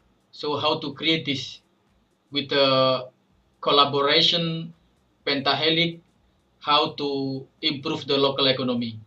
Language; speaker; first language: English; non-native, fluent; Indonesian